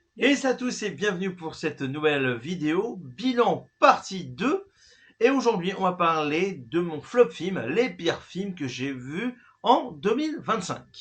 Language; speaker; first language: French; native; French